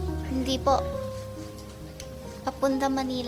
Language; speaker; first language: Filipino; non-native, learner; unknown